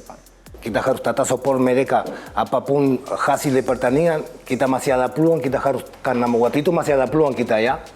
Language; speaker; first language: Indonesian; non-native, fluent; Spanish